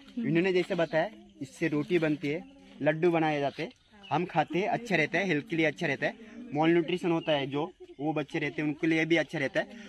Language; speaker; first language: Hindi; non-native, local second language; Marathi